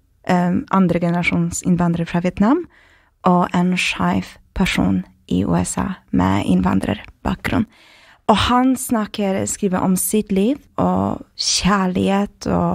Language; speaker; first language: Norwegian; non-native, fluent; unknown